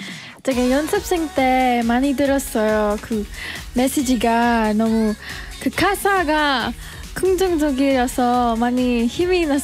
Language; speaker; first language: Korean; non-native, learner; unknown